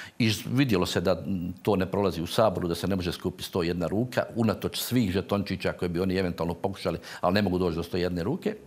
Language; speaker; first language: Croatian; native; Croatian